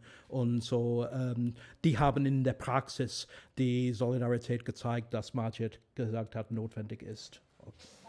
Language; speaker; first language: German; non-native, fluent; English